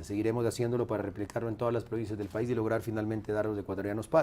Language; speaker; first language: Spanish; native; Spanish